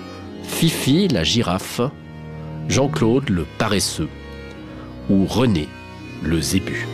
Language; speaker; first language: French; native; French